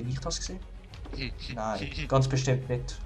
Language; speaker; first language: German; native; German